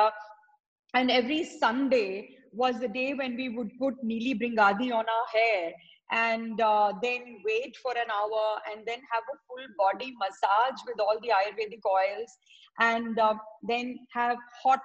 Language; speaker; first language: English; non-native, local second language; Tamil